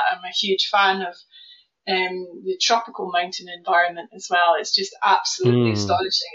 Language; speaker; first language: English; native; English